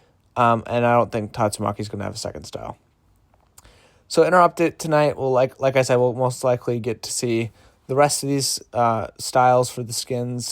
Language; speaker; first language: English; native; English